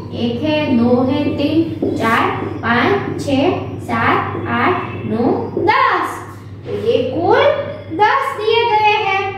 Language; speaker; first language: Hindi; non-native, local second language; Gujarati